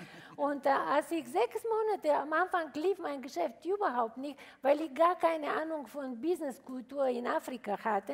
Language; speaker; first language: German; non-native, fluent; Bulgarian